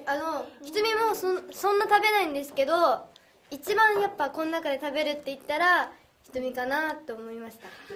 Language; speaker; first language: Japanese; native; Japanese